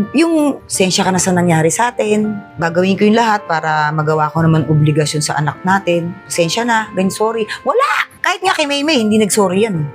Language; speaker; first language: Filipino; native; Filipino